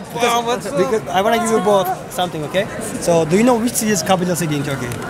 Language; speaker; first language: English; non-native, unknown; Turkish